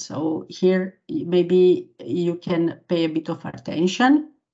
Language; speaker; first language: English; non-native, fluent; Romanian